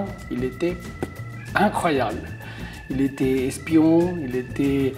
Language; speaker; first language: French; non-native, fluent; Spanish